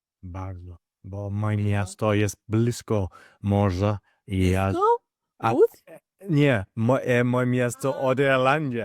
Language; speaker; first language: Polish; non-native, learner; English